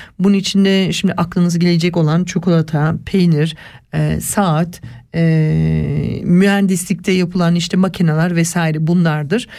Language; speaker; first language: Turkish; early bilingual, heritage; Turkish